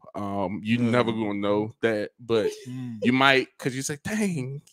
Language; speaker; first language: English; native; English